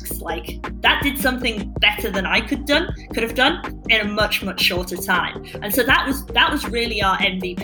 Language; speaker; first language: English; native; English